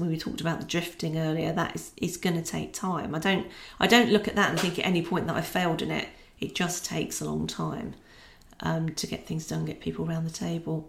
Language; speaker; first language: English; native; English